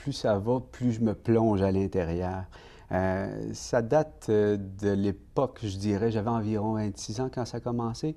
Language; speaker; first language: French; native; French